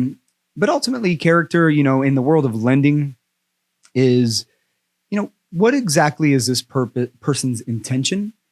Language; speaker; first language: English; native; English